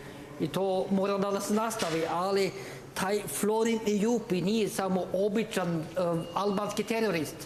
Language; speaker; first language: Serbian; non-native, learner; Norwegian